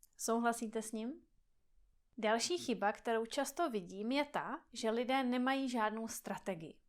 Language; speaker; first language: Czech; native; Czech